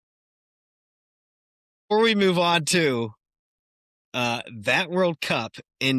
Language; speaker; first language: English; native; English